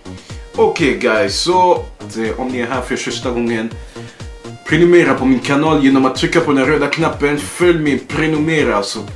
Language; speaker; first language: Swedish; early bilingual, other home language; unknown